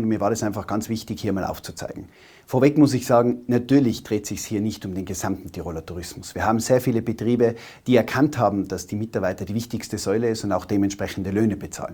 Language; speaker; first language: German; native; German